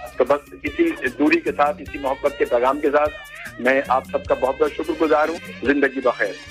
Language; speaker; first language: Urdu; native; Urdu